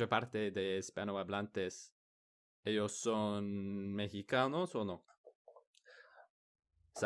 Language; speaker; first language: Spanish; non-native, learner; English